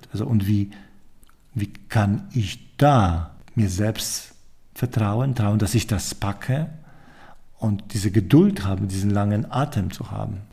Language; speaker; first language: German; non-native, fluent; Polish